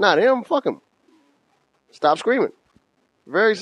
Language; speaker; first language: English; native; English